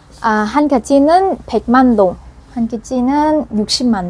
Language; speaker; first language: Korean; non-native, learner; Vietnamese